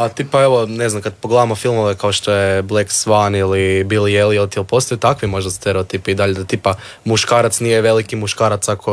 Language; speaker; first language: Serbian; native; Serbian